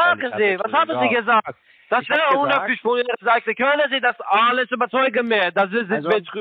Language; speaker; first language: German; non-native, learner; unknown